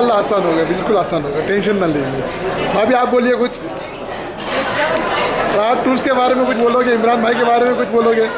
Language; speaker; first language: Hindi; native; Hindi